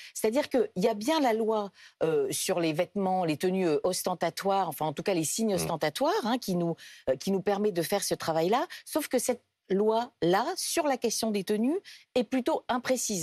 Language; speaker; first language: French; native; French